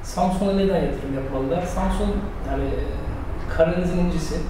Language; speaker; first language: Turkish; native; Turkish